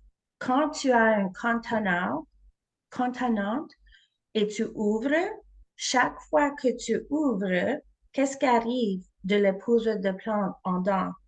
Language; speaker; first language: French; non-native, learner; English